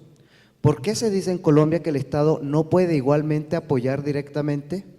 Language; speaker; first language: Spanish; native; Spanish